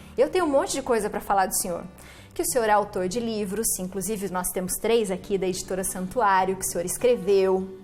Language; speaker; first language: Portuguese; native; Portuguese